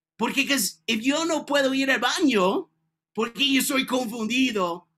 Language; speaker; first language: Spanish; non-native, learner; English